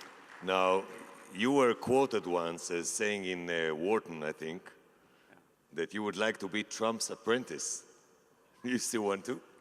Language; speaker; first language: English; non-native, fluent; Hebrew